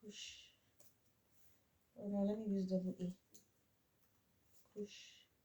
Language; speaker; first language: French; non-native, fluent; English